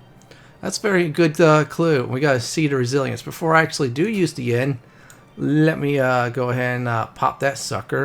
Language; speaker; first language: English; native; English